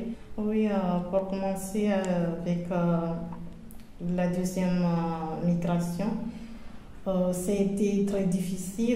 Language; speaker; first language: French; non-native, local second language; Comorian